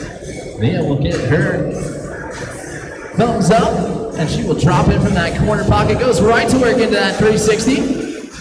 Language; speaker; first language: English; native; English